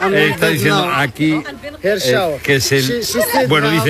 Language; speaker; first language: Spanish; native; Spanish